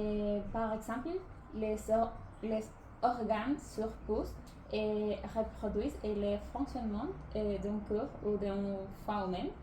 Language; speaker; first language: French; non-native, learner; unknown